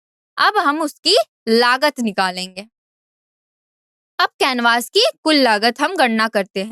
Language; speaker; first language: Hindi; native; Hindi